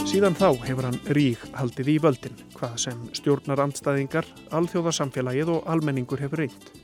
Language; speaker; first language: Icelandic; native; Icelandic